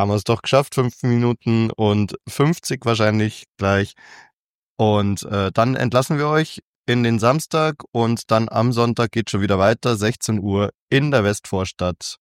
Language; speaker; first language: German; native; German